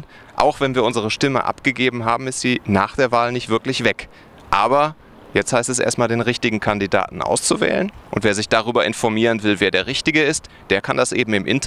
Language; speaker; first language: German; native; German